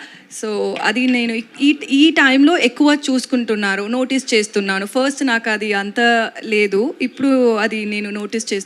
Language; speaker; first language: Telugu; non-native, local second language; Tamil